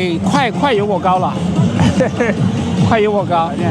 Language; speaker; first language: Chinese; non-native, fluent; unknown